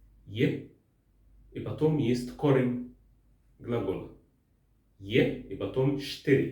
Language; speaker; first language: Russian; non-native, learner; Arabic